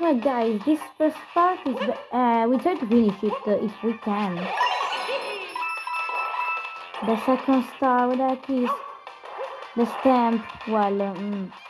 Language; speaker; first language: English; non-native, learner; Italian